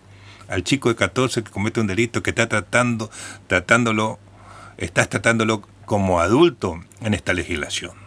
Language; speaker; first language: Spanish; native; Spanish